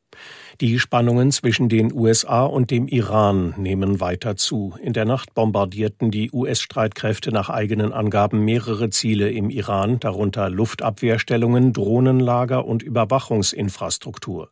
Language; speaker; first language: German; native; German